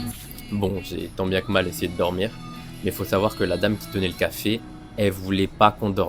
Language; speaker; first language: French; native; French